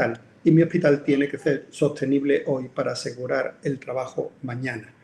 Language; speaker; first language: Spanish; native; Spanish